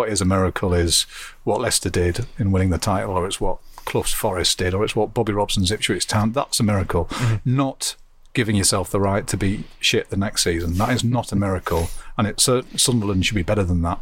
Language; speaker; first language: English; native; English